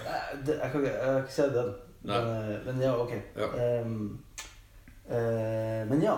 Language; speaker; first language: Norwegian; native; Norwegian